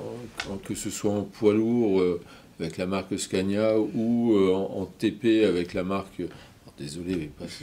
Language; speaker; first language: French; native; French